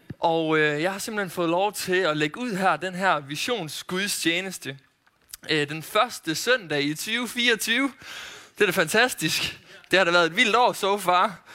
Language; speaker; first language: Danish; native; Danish